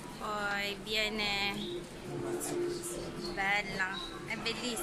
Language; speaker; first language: Italian; non-native, learner; Filipino